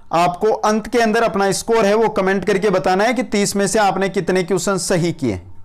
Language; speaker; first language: Hindi; native; Hindi